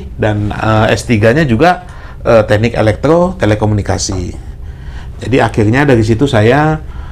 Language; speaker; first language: Indonesian; native; Indonesian